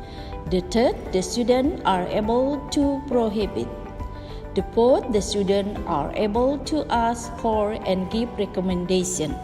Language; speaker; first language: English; non-native, learner; Indonesian